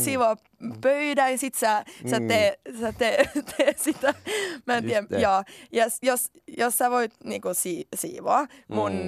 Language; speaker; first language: Finnish; non-native, local second language; Swedish